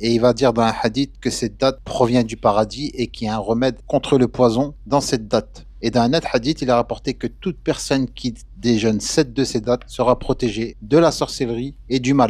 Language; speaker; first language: French; native; French